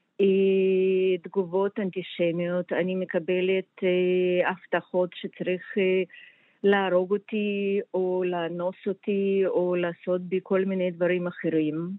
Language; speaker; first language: Hebrew; non-native, fluent; Russian